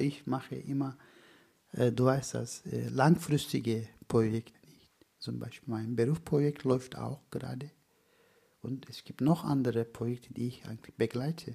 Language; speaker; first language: German; non-native, fluent; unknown